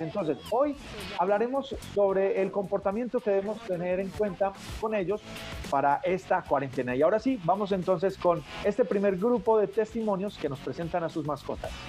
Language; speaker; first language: Spanish; native; Spanish